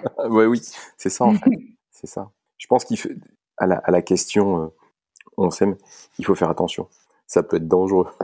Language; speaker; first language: French; native; French